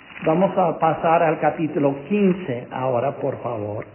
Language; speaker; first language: Spanish; non-native, fluent; English